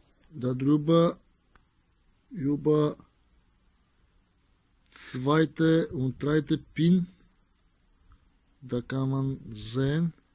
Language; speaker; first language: German; non-native, learner; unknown